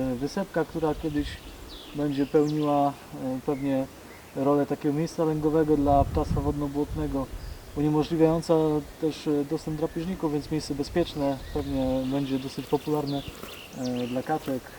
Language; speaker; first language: Polish; native; Polish